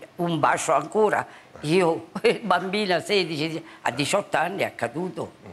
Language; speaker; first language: Italian; native; Italian